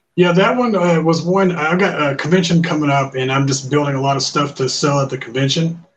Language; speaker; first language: English; native; English